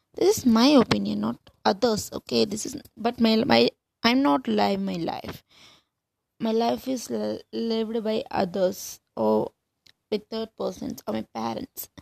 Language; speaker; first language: English; non-native, local second language; Tamil